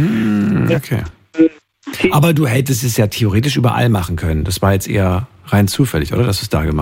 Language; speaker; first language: German; native; German